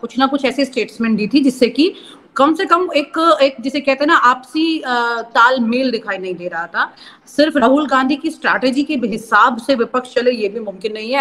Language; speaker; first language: Hindi; native; Hindi